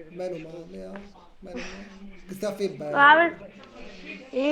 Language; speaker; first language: Italian; native; Italian